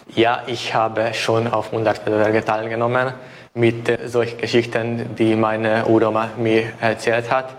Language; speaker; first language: German; non-native, local second language; Hungarian